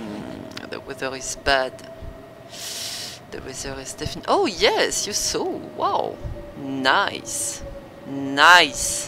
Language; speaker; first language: English; non-native, learner; French